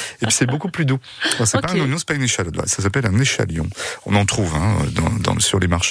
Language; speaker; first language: French; native; French